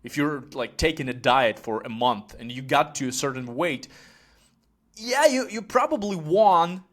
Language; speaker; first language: English; non-native, fluent; Ukrainian